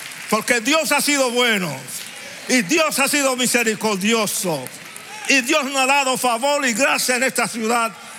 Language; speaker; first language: Spanish; native; Spanish